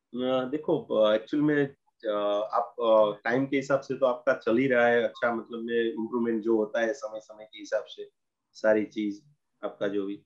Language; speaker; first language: Hindi; non-native, local second language; Gujarati